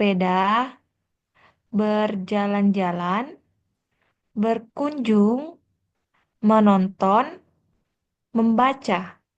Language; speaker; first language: Indonesian; non-native, learner; Korean